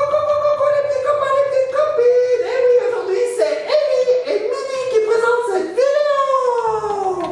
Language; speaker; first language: French; native; French